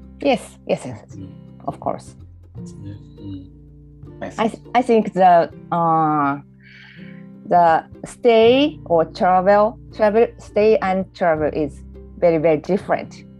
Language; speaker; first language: English; non-native, learner; Japanese